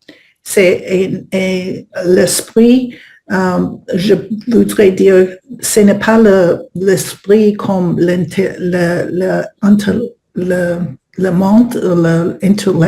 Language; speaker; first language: French; non-native, learner; Spanish